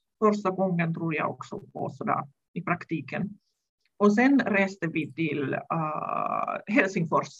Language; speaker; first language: Swedish; non-native, fluent; Russian